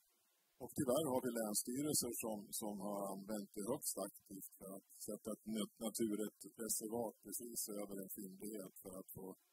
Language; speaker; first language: Swedish; native; Swedish